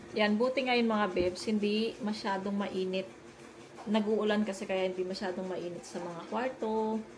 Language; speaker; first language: Filipino; native; Filipino